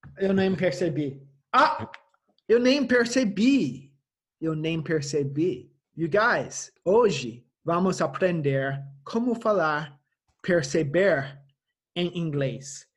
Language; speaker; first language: Portuguese; non-native, fluent; English